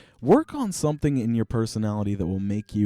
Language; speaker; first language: English; native; English